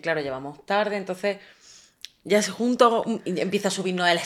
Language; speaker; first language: Spanish; native; Spanish